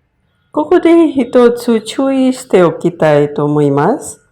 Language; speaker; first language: Japanese; non-native, fluent; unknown